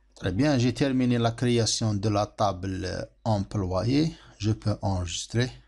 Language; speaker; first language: French; non-native, local second language; Arabic